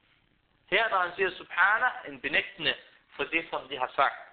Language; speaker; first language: Danish; non-native, fluent; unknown